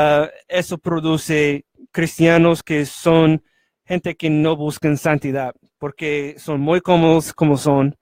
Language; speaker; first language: Spanish; non-native, fluent; English